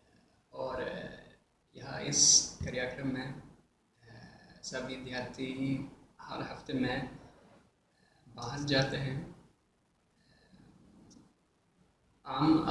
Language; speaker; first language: Hindi; non-native, fluent; Swedish